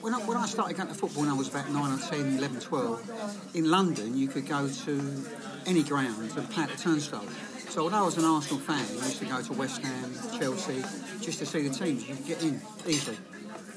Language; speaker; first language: English; native; English